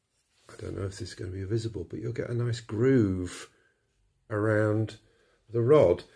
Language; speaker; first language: English; native; English